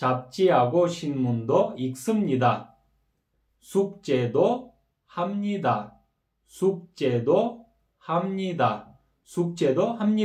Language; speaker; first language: Korean; non-native, fluent; Kyrgyz